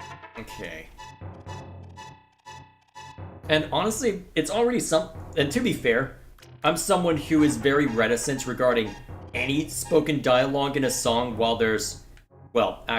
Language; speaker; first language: English; native; English